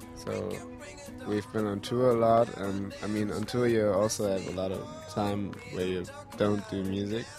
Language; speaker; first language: English; non-native, fluent; German